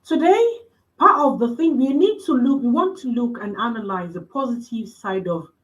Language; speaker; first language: English; non-native, local second language; Yoruba